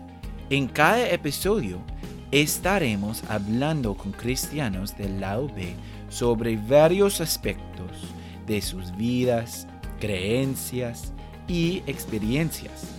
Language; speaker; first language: Spanish; non-native, fluent; English